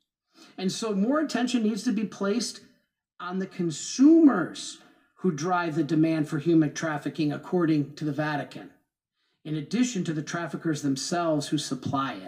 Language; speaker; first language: English; native; English